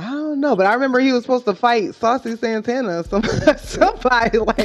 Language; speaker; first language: English; native; English